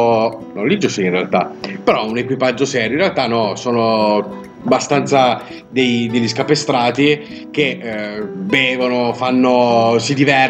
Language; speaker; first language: Italian; native; Italian